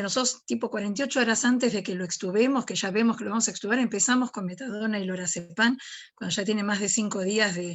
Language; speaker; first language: Spanish; native; Spanish